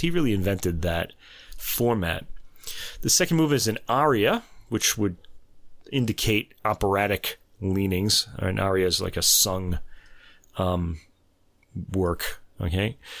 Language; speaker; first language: English; native; English